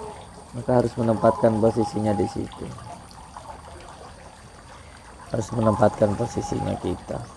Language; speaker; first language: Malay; non-native, local second language; Javanese